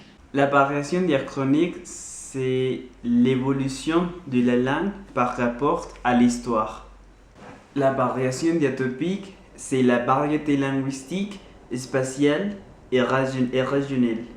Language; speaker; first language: French; non-native, learner; Spanish